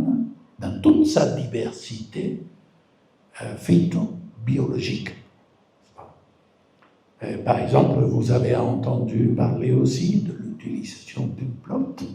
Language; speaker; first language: French; non-native, fluent; Spanish